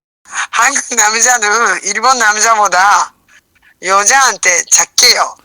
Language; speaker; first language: Korean; non-native, learner; Japanese